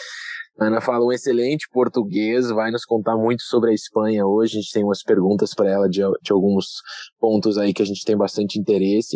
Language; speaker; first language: Portuguese; native; Portuguese